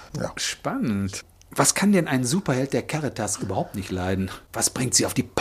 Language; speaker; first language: German; native; German